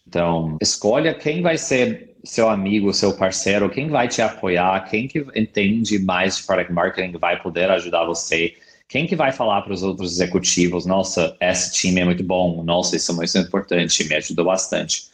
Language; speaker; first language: Portuguese; non-native, fluent; English